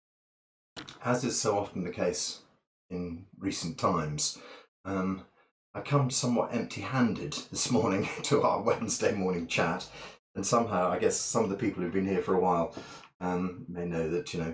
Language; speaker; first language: English; native; English